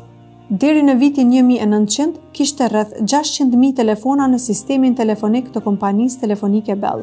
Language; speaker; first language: Albanian; native; Albanian